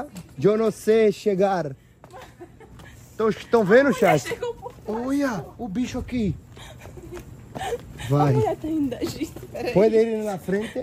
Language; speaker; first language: Portuguese; native; Portuguese